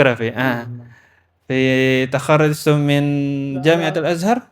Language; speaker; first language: Arabic; non-native, learner; Indonesian